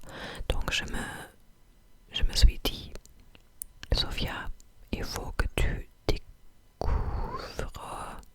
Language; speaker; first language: French; non-native, fluent; English